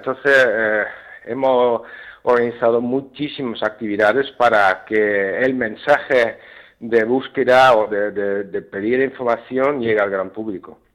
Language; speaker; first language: Spanish; non-native, fluent; Dutch